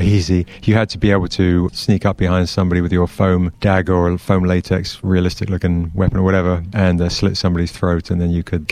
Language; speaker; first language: English; native; English